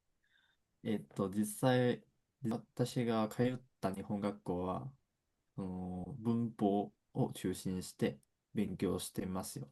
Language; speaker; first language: Japanese; non-native, fluent; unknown